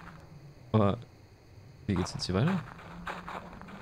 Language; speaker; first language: German; native; German